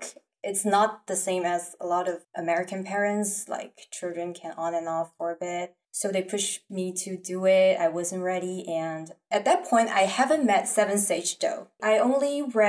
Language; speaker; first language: English; non-native, fluent; Chinese